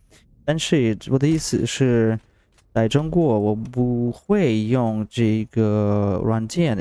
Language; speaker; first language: Chinese; non-native, learner; Russian